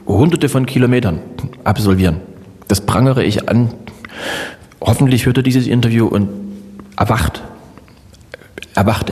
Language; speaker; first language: German; native; German